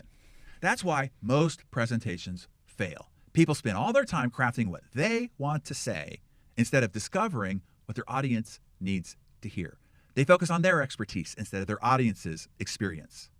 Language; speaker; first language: English; native; English